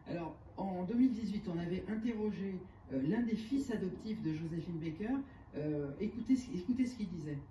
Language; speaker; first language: French; native; French